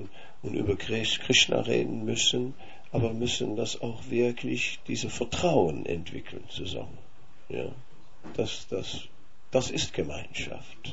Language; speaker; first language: German; non-native, fluent; Dutch